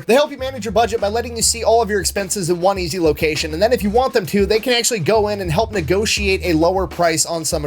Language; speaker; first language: English; native; English